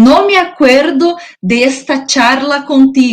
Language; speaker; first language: Spanish; non-native, fluent; Portuguese